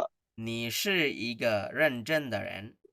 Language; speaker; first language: Chinese; non-native, fluent; Bangla